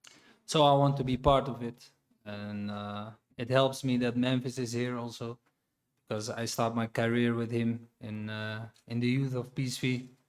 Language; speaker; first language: English; non-native, fluent; Dutch